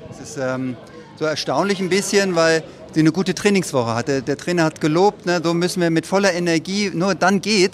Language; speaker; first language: German; native; German